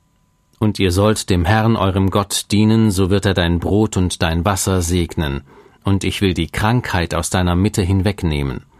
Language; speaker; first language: German; native; German